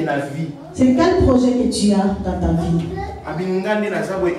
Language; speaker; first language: French; non-native, local second language; Lingala